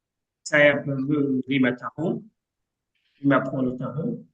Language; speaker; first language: Indonesian; non-native, learner; Arabic